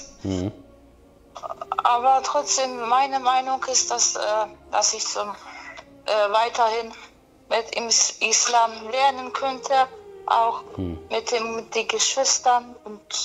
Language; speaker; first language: German; early bilingual, other home language; Polish